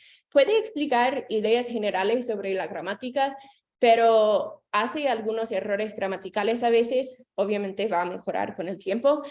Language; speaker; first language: Spanish; non-native, fluent; English